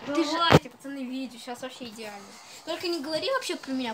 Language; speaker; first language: Russian; native; Russian